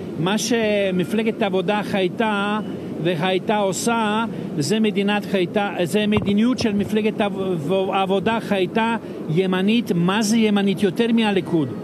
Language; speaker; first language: Hebrew; non-native, fluent; Serbian